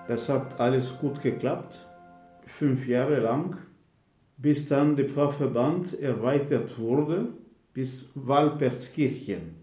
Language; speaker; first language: German; non-native, fluent; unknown